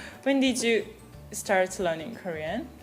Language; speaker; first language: English; non-native, fluent; Korean